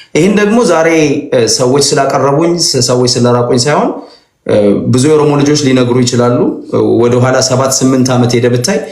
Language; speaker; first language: Amharic; native; Amharic